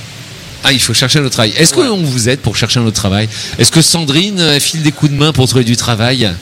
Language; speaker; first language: French; native; French